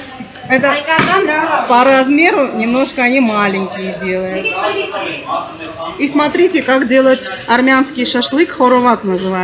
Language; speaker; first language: Russian; non-native, local second language; Armenian